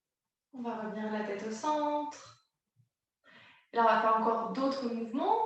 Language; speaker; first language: French; native; French